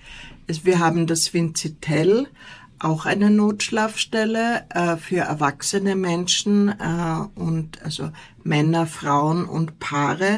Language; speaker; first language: German; native; German